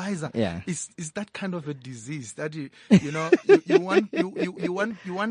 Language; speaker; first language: English; non-native, local second language; Northern Sotho